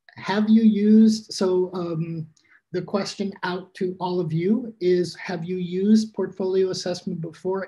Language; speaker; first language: English; native; English